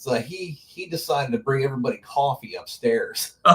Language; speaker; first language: English; native; English